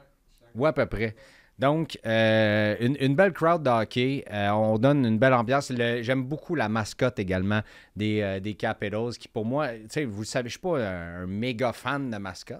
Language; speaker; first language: French; native; French